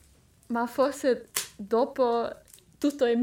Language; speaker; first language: Italian; non-native, learner; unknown